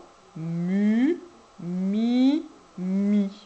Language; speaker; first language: French; native; French